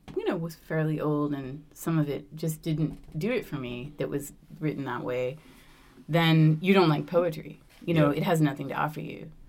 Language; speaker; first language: English; native; English